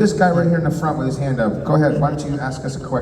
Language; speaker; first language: English; native; English